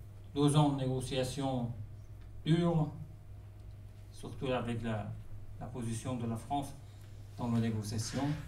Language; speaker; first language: French; non-native, fluent; Persian